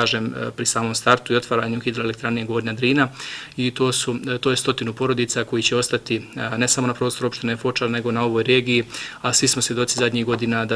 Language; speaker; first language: Bosnian; native; Bosnian